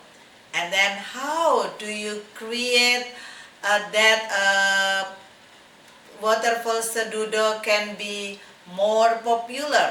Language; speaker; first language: English; non-native, fluent; Indonesian